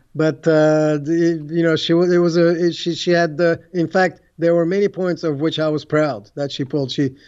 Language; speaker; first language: English; non-native, fluent; Turkish